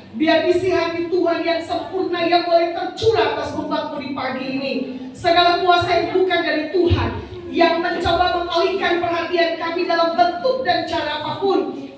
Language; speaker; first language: Indonesian; native; Indonesian